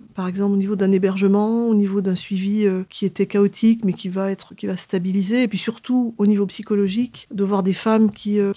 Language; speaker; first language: French; native; French